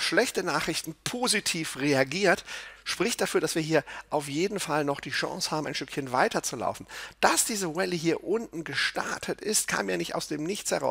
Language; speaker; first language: German; native; German